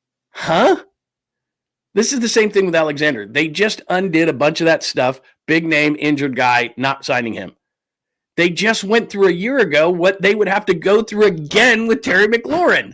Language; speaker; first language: English; native; English